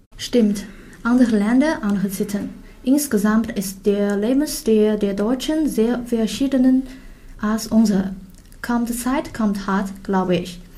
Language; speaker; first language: German; non-native, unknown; Chinese